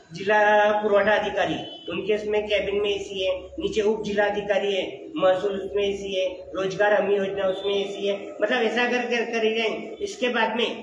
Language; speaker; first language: Hindi; native; Hindi